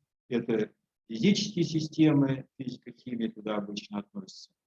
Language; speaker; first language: Russian; native; Russian